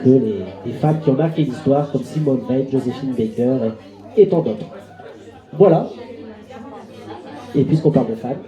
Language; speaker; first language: French; native; French